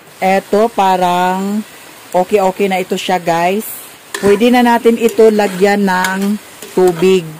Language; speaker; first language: Filipino; non-native, local second language; Cebuano